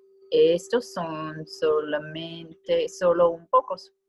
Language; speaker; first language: Spanish; non-native, learner; English